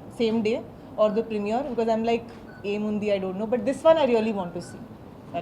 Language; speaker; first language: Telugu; non-native, learner; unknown